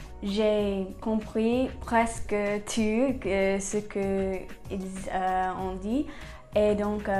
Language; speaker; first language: French; non-native, learner; English